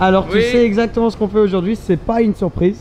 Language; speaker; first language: French; native; French